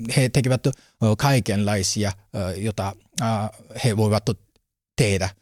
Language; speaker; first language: Finnish; non-native, learner; Japanese